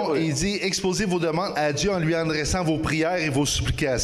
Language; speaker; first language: French; native; French